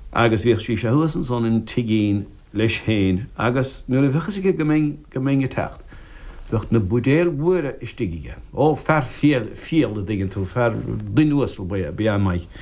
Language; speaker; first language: Irish; native; Irish